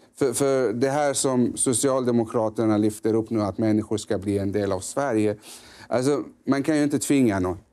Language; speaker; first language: Swedish; early bilingual, other home language; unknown